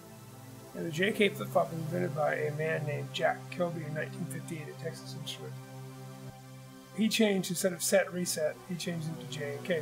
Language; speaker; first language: English; native; English